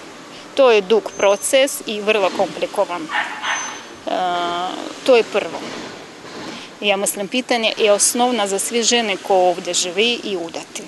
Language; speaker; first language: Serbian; non-native, learner; Russian